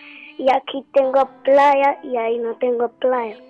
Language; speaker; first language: Spanish; non-native, learner; Arabic